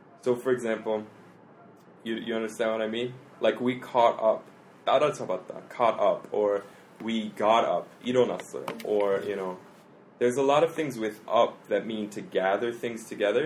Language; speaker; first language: English; native; English